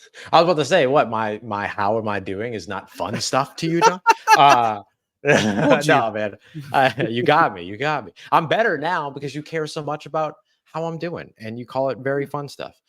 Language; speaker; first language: English; native; English